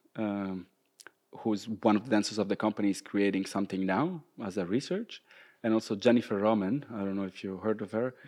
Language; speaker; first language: English; non-native, fluent; Italian